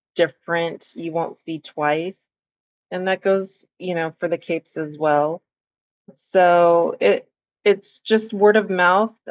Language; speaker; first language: English; native; English